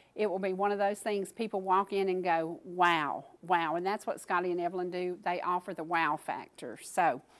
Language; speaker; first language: English; native; English